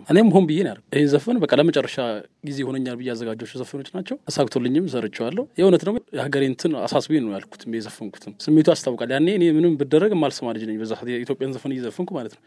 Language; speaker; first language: Amharic; native; Amharic